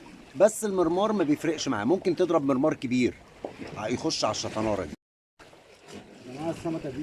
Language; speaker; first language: Arabic; native; Arabic